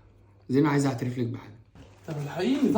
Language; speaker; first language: Arabic; native; Arabic